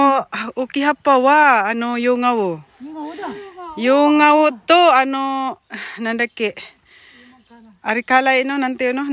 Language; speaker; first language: Japanese; non-native, fluent; Filipino